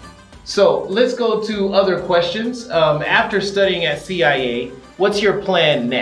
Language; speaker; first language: English; non-native, fluent; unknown